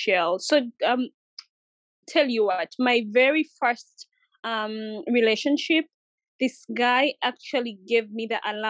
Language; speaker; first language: English; non-native, local second language; Ganda